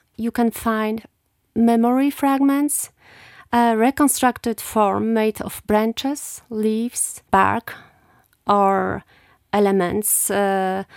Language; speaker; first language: English; non-native, fluent; Polish